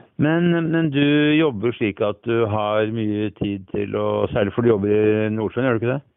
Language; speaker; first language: Norwegian; native; Norwegian